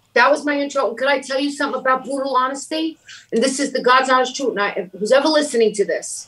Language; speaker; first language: English; native; English